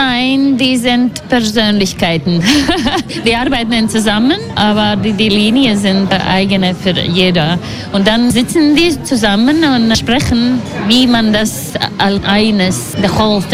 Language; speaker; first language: German; non-native, learner; Latvian